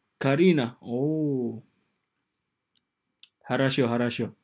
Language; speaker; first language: Russian; non-native, learner; Indonesian